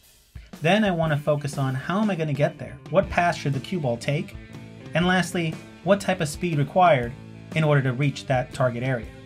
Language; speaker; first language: English; native; English